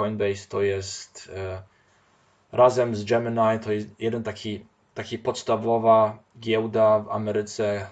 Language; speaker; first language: Polish; early bilingual, heritage; Polish